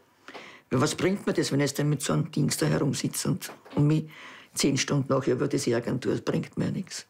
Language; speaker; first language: German; native; German